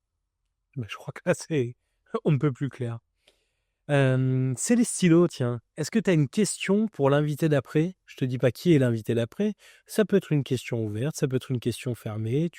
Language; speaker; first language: French; native; French